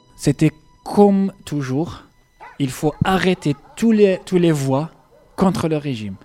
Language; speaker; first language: French; non-native, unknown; Arabic